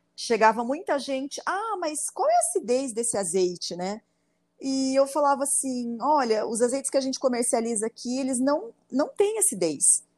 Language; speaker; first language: Portuguese; native; Portuguese